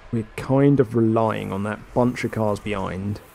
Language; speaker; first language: English; native; English